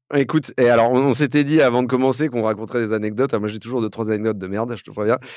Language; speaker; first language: French; native; French